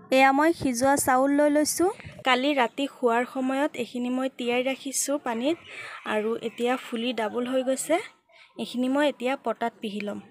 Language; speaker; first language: Assamese; non-native, local second language; Bangla